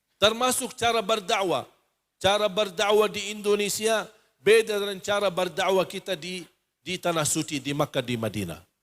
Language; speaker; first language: Indonesian; non-native, fluent; Arabic